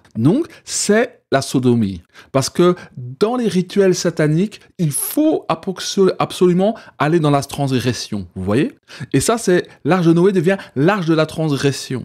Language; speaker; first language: French; native; French